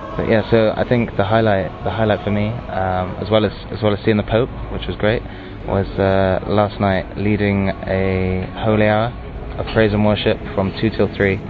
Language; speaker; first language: English; native; English